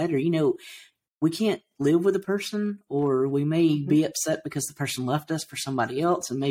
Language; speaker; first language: English; native; English